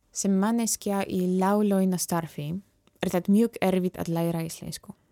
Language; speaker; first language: Icelandic; non-native, fluent; Polish